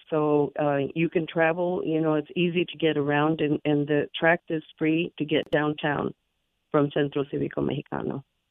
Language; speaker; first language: English; native; English